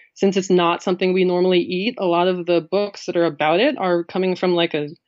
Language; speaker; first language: English; native; English